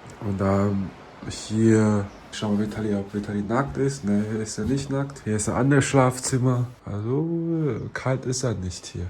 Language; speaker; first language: German; non-native, learner; Chinese